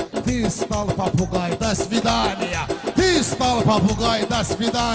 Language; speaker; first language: Russian; non-native, local second language; Talysh